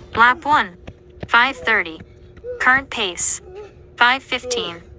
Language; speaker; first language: English; native; English